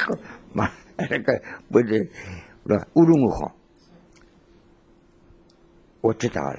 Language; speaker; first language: Chinese; non-native, learner; Spanish